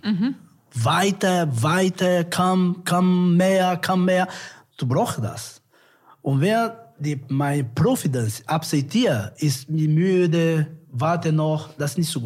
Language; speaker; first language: German; non-native, learner; Portuguese